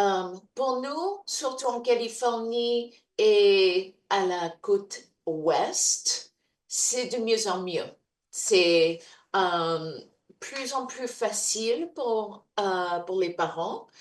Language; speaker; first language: French; non-native, fluent; English